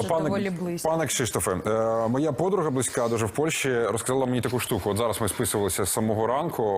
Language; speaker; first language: Ukrainian; native; Ukrainian